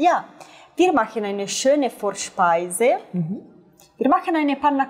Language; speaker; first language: German; non-native, fluent; Italian